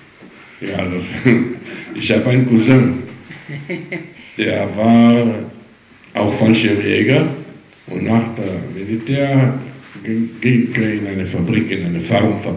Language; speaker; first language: German; early bilingual, heritage; German